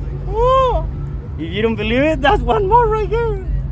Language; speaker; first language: English; non-native, fluent; Spanish